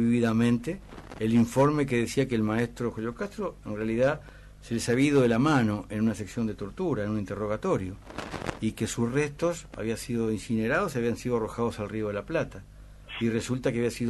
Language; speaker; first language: Spanish; native; Spanish